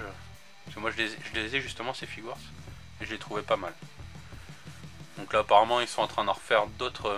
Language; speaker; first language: French; native; French